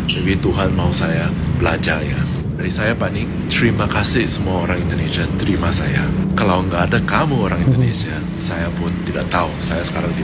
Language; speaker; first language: Indonesian; non-native, learner; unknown